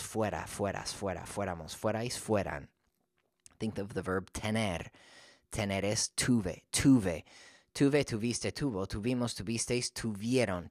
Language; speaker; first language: Spanish; non-native, fluent; English